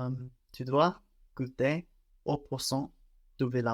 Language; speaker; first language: French; non-native, learner; English